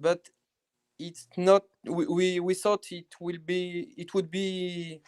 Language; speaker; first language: English; non-native, learner; French